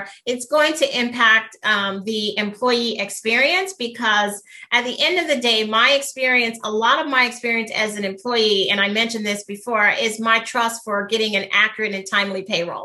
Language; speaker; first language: English; native; English